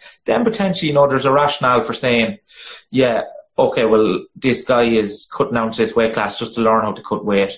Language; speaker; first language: English; native; English